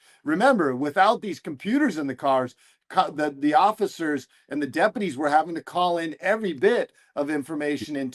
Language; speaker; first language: English; native; English